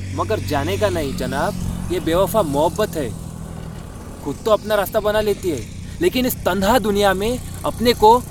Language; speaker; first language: Hindi; non-native, local second language; Marathi